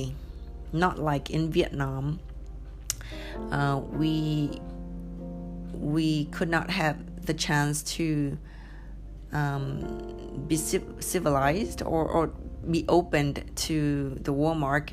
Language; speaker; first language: English; non-native, fluent; Vietnamese